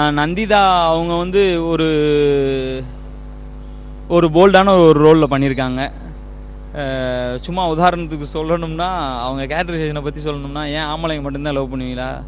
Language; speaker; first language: Tamil; native; Tamil